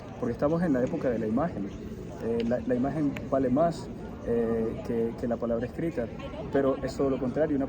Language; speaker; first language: Spanish; early bilingual, heritage; Spanish